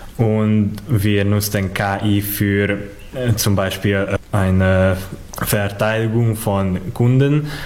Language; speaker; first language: German; non-native, fluent; Hungarian